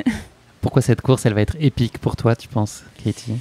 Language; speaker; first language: French; native; French